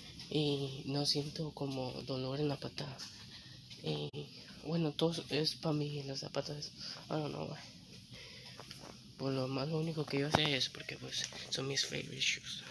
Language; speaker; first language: Spanish; early bilingual, heritage; Spanish